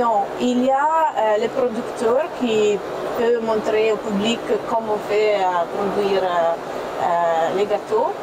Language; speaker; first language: French; non-native, fluent; Italian